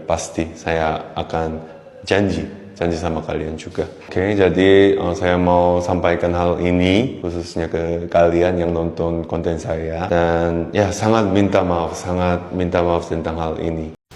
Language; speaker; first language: Indonesian; non-native, fluent; Korean